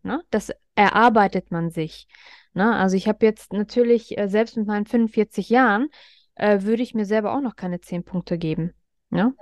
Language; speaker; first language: German; native; German